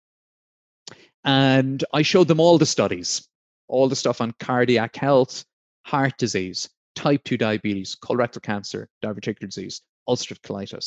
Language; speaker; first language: English; native; English